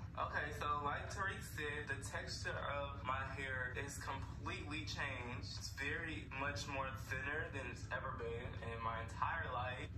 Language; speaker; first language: English; native; English